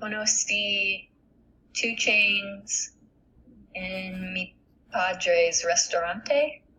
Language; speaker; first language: Spanish; non-native, learner; English